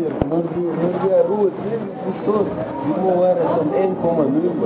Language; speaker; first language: Norwegian; non-native, learner; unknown